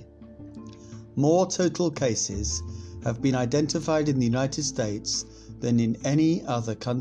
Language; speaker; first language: English; native; English